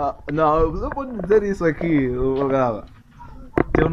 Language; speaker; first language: Portuguese; non-native, local second language; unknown